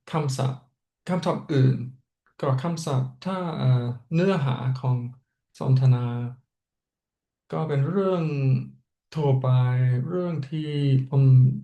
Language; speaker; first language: Thai; non-native, fluent; English